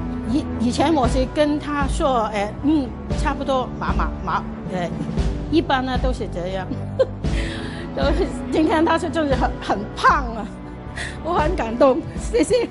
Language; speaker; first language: Chinese; non-native, local second language; Cantonese